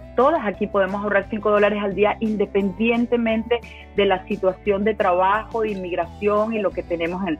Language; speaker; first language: Spanish; native; Spanish